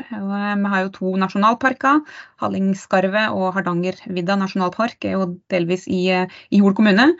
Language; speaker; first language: Norwegian; native; Norwegian